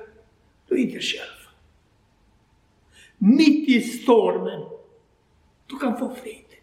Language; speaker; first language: Swedish; non-native, learner; Croatian